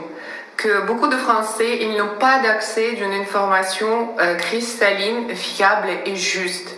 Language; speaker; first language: French; non-native, fluent; Russian